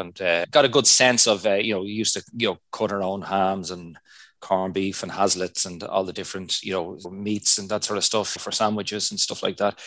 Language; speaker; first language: English; non-native, local second language; Irish